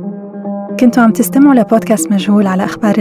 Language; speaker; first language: Arabic; native; Arabic